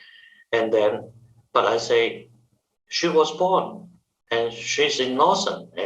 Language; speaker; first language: English; non-native, fluent; Chinese